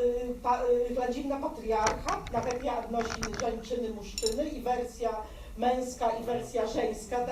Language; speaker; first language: Polish; non-native, local second language; Belarusian